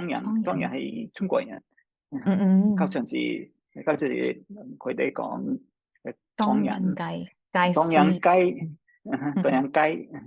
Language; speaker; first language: Chinese; non-native, fluent; English